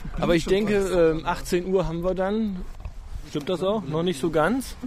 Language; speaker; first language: German; native; German